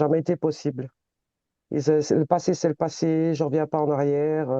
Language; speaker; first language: French; native; French